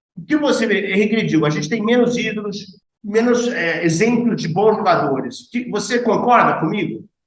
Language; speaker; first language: Portuguese; native; Portuguese